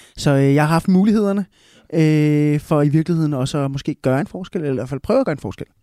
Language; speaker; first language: Danish; early bilingual, other home language; Spanish